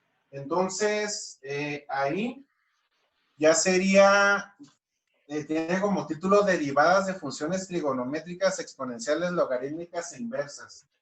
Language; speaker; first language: Spanish; native; Spanish